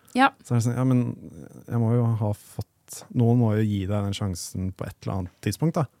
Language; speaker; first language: Norwegian; native; Norwegian